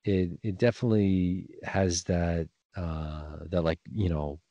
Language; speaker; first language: English; native; English